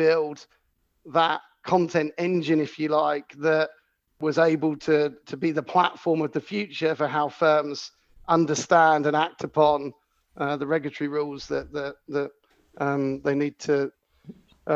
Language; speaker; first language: English; native; English